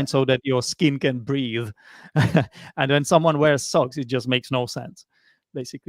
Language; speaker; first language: English; non-native, fluent; Czech